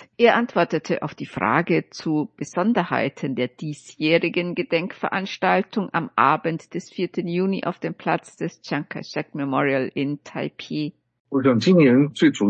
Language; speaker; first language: German; native; German